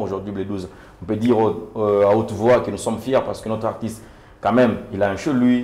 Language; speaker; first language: French; non-native, local second language; Swahili